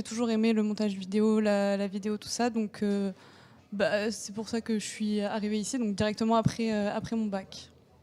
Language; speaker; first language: French; native; French